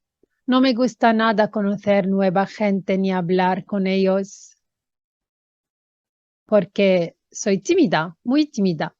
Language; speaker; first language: Spanish; non-native, fluent; English